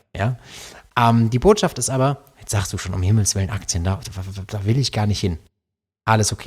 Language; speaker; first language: German; native; German